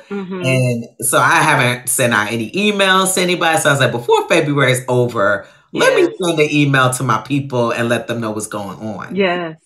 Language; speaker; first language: English; native; English